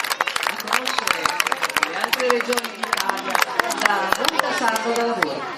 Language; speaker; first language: Italian; native; Italian